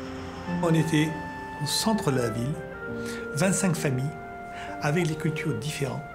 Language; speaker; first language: French; non-native, fluent; Persian